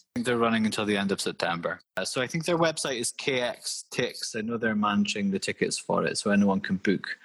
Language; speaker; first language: English; native; English